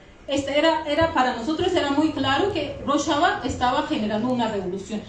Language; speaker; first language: Spanish; non-native, fluent; Kurdish